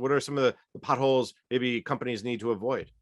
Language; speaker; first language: English; native; English